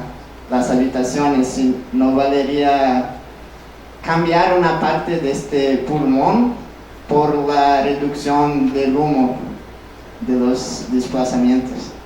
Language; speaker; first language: Spanish; non-native, fluent; Portuguese